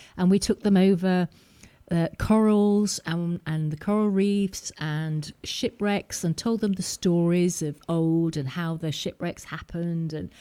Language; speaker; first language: English; native; English